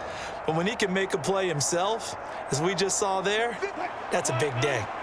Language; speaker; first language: English; native; English